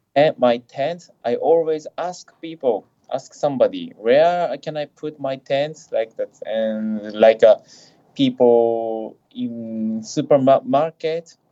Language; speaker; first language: English; non-native, fluent; Japanese